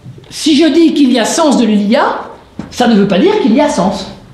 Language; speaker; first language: French; native; French